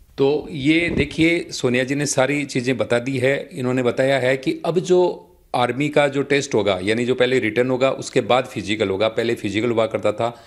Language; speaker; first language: Hindi; native; Hindi